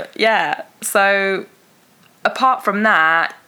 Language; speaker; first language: English; early bilingual, other home language; Persian